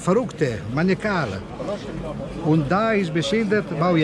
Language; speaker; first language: German; non-native, learner; Italian